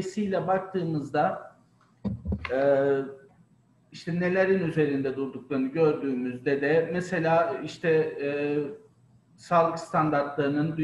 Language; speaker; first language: Turkish; native; Turkish